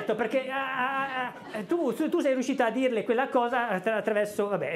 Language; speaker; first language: Italian; native; Italian